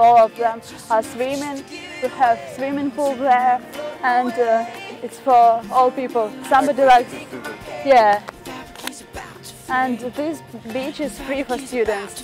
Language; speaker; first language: English; non-native, learner; Russian